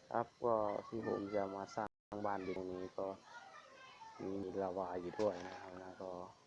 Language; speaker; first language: Thai; native; Thai